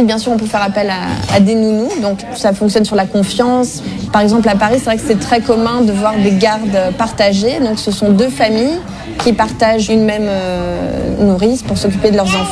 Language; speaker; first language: French; native; French